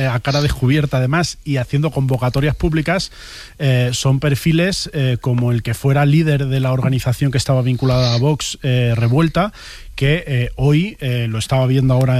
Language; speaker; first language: Spanish; native; Spanish